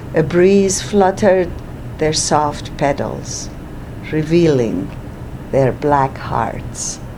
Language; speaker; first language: English; non-native, fluent; Persian